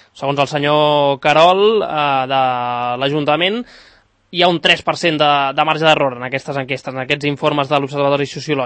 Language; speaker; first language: Catalan; native; Catalan